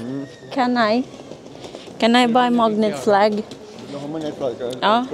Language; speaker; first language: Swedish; non-native, learner; Filipino